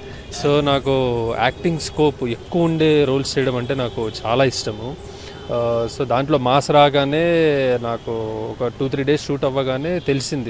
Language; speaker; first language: Telugu; native; Telugu